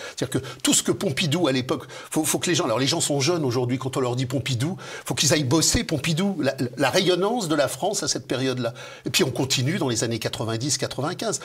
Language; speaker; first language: French; native; French